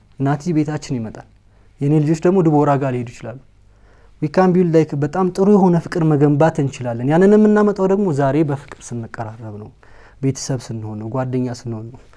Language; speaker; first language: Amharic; native; Amharic